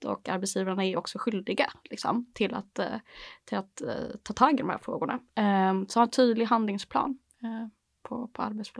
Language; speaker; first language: Swedish; native; Swedish